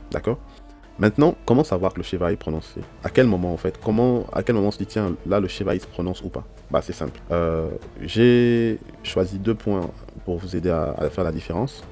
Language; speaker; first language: French; native; French